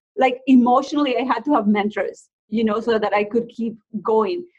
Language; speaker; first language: English; non-native, fluent; Spanish